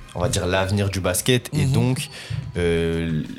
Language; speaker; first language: French; native; French